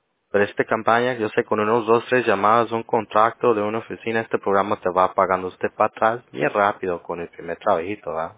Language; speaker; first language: Spanish; early bilingual, heritage; Spanish